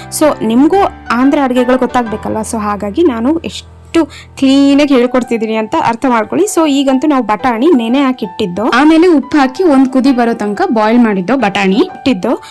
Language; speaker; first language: Kannada; non-native, local second language; Telugu